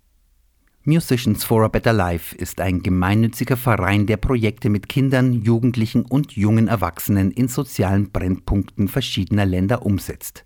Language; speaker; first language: German; native; German